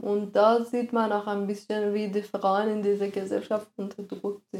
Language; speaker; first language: German; non-native, fluent; Persian